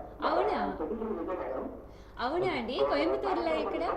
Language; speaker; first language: Telugu; non-native, learner; Tamil